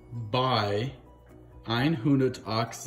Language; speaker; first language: German; non-native, learner; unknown